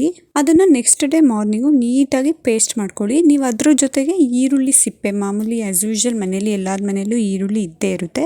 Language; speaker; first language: Kannada; native; Kannada